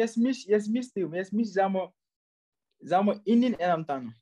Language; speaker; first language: Armenian; non-native, learner; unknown